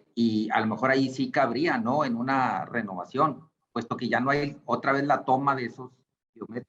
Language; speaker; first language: Spanish; native; Spanish